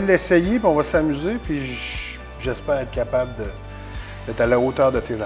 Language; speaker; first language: French; native; French